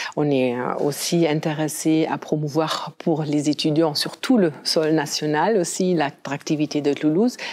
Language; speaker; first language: French; non-native, fluent; German